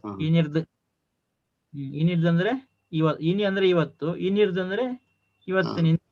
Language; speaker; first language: Kannada; native; Kannada